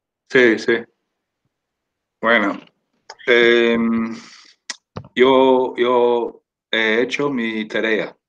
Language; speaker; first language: Spanish; non-native, fluent; English